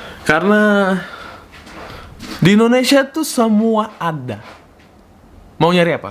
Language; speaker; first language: Indonesian; non-native, fluent; Russian